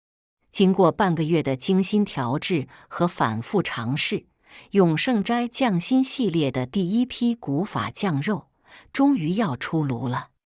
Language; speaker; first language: Chinese; native; Chinese